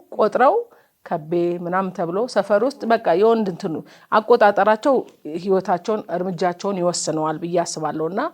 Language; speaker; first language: Amharic; native; Amharic